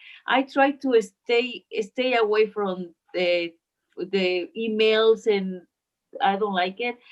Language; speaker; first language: English; non-native, learner; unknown